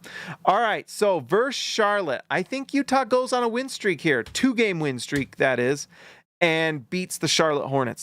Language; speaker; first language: English; native; English